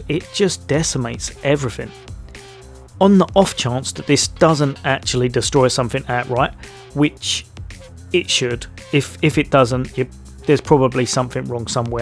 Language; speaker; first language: English; native; English